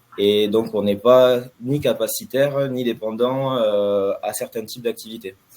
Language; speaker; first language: French; native; French